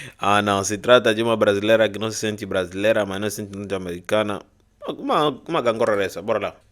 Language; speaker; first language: Portuguese; native; Portuguese